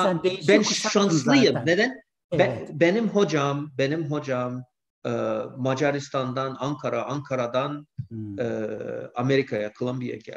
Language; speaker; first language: Turkish; non-native, fluent; English